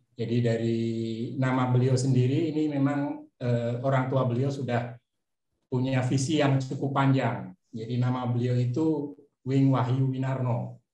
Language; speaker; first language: Indonesian; native; Indonesian